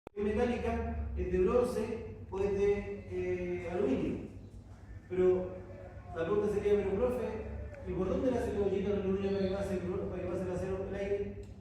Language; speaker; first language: Spanish; native; Spanish